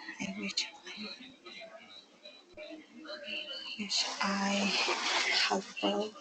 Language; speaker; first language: English; non-native, learner; Spanish